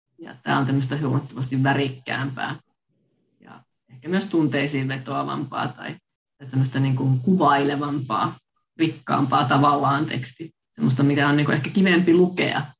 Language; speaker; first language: Finnish; native; Finnish